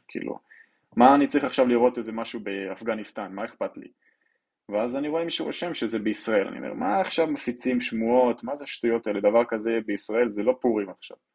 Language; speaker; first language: Hebrew; native; Hebrew